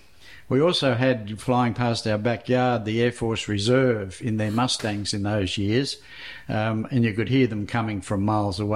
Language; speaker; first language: English; native; English